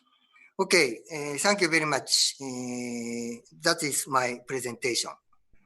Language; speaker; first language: English; non-native, learner; Japanese